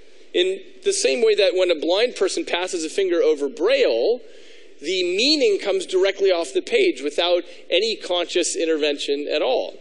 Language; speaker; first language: English; native; English